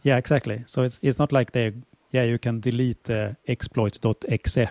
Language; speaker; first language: English; non-native, fluent; Swedish